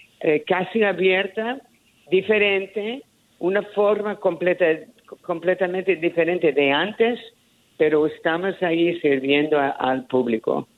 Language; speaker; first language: Spanish; early bilingual, heritage; Spanish